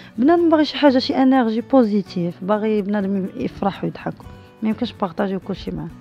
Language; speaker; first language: Arabic; native; Arabic